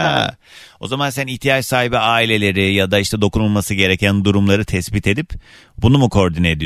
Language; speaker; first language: Turkish; native; Turkish